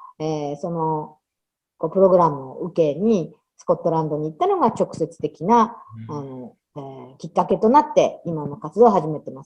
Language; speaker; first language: Japanese; native; Japanese